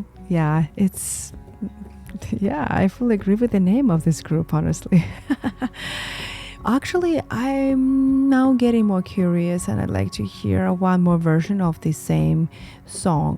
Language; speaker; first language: English; non-native, fluent; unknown